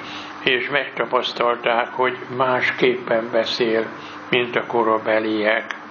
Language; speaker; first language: Hungarian; native; Hungarian